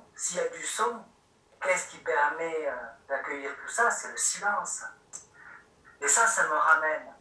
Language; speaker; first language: French; native; French